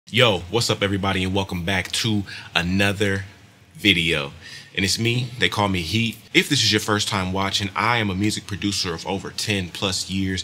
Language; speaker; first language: English; native; English